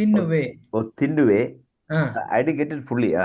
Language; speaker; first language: Kannada; non-native, learner; Hindi